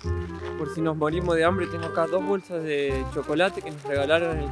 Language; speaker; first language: Spanish; native; Spanish